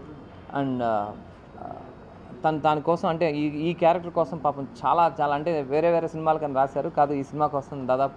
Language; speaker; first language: Telugu; native; Telugu